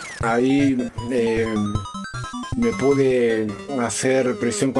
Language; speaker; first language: Spanish; native; Spanish